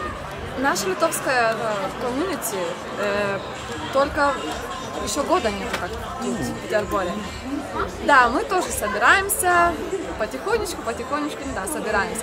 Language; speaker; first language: Russian; non-native, fluent; Lithuanian